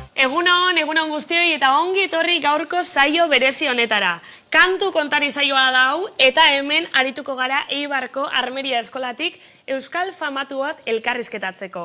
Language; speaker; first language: Basque; native; Basque